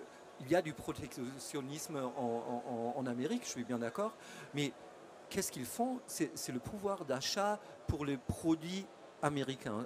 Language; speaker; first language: French; non-native, fluent; German